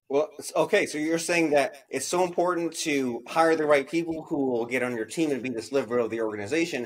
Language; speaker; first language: English; native; English